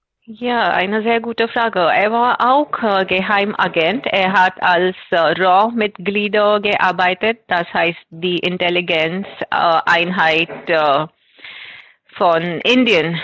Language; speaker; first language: German; non-native, fluent; Marathi